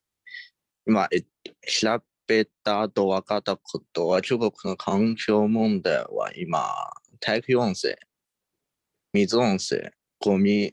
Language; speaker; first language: Japanese; non-native, learner; Chinese